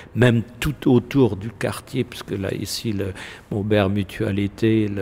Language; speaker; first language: French; non-native, fluent; German